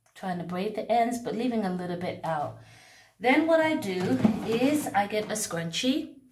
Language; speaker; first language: English; native; English